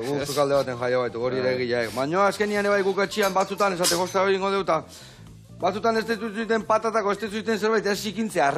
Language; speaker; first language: Basque; native; Basque